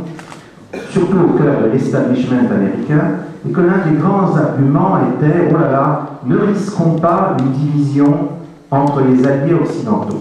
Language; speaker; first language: French; native; French